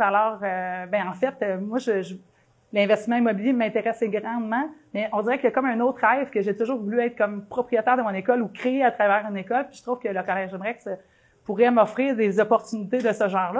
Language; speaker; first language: French; native; French